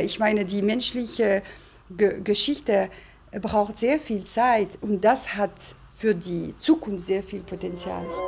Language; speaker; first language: German; non-native, fluent; French